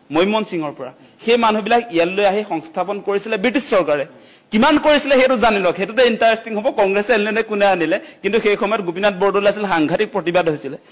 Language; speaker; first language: Assamese; native; Assamese